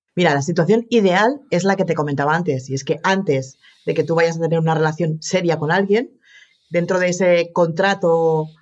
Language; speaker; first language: Spanish; native; Spanish